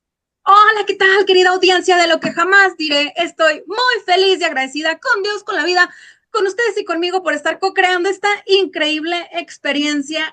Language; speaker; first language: Spanish; native; Spanish